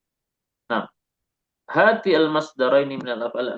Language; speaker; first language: Arabic; non-native, fluent; Indonesian